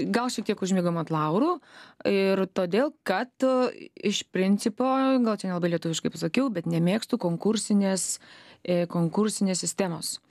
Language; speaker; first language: Lithuanian; native; Lithuanian